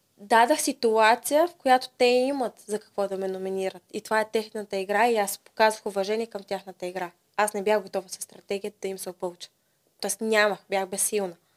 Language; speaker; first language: Bulgarian; native; Bulgarian